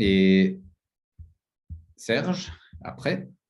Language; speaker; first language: French; non-native, fluent; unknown